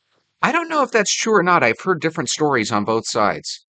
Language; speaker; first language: English; native; English